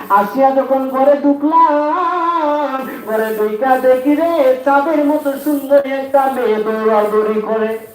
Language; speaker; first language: Bangla; native; Bangla